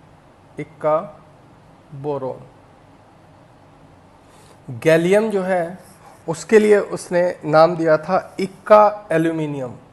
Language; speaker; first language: Hindi; native; Hindi